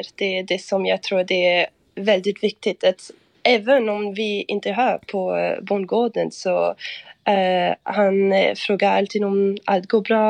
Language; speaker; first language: Swedish; non-native, fluent; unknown